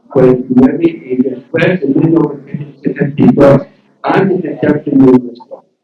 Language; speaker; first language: Spanish; non-native, learner; English